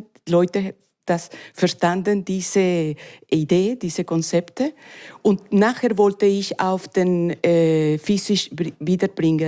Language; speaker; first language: German; non-native, learner; Spanish